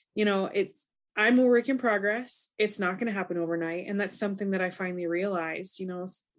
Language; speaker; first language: English; native; English